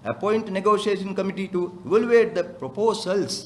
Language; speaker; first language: English; non-native, local second language; Sinhala